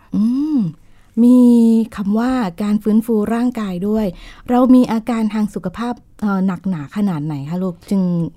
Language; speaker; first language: Thai; native; Thai